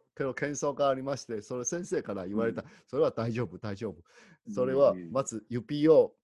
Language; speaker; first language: Japanese; non-native, learner; Chinese